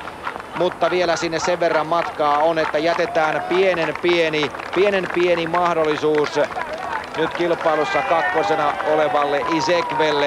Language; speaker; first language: Finnish; native; Finnish